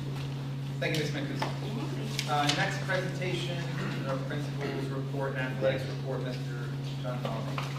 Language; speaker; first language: English; native; English